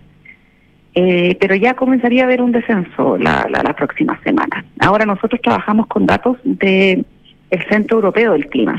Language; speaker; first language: Spanish; native; Spanish